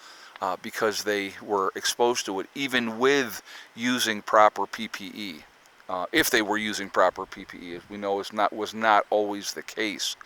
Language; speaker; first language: English; native; English